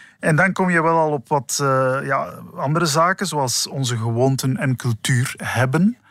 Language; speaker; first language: Dutch; native; Dutch